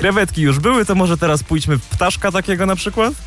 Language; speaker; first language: Polish; native; Polish